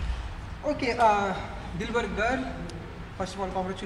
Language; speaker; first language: Hindi; native; Hindi